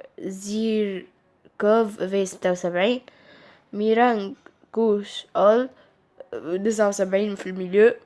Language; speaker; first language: Arabic; native; Arabic